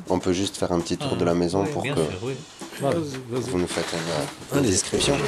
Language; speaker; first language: French; native; French